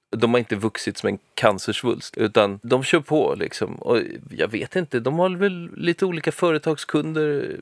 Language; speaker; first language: Swedish; native; Swedish